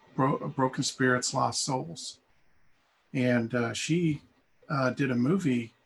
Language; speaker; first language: English; native; English